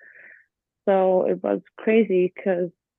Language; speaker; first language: English; non-native, fluent; Hungarian